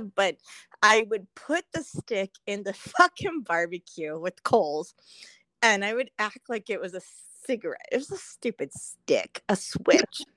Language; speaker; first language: English; native; English